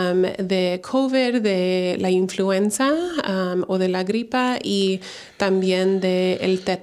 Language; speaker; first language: Spanish; early bilingual, heritage; Spanish